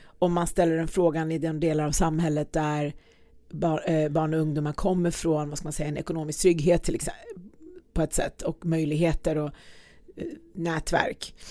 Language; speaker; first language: Swedish; early bilingual, other home language; Persian